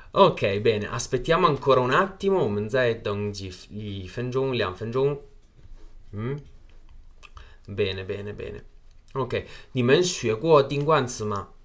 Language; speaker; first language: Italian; non-native, fluent; Chinese